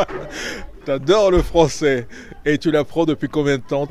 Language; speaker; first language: French; native; French